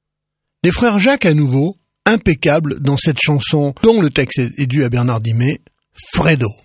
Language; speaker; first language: French; native; French